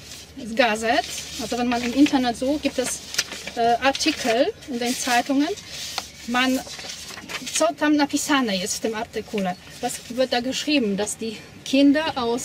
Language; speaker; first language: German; non-native, fluent; Polish